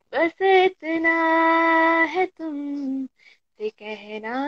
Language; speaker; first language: Hindi; native; Hindi